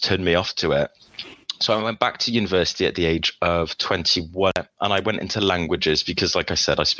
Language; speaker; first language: English; early bilingual, other home language; French